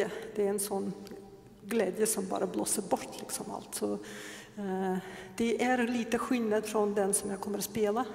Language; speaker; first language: Swedish; non-native, fluent; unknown